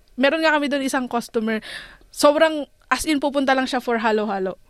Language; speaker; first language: Filipino; native; Filipino